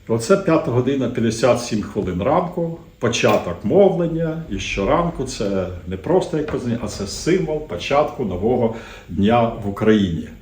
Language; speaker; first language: Ukrainian; native; Ukrainian